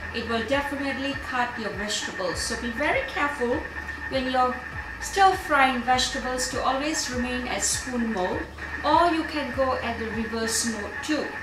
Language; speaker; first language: English; non-native, local second language; Gujarati